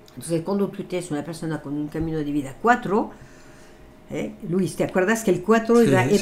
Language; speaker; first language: Spanish; non-native, fluent; French